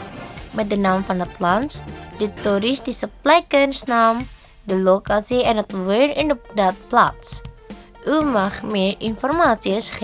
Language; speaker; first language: Dutch; non-native, learner; Indonesian